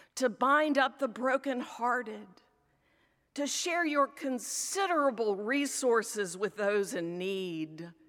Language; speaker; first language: English; native; English